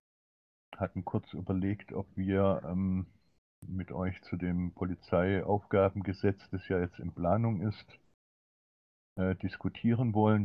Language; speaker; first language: German; native; German